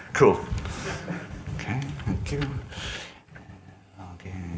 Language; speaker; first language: English; native; English